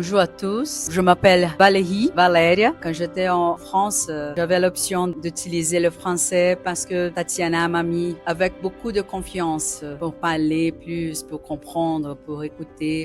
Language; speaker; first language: French; non-native, learner; Portuguese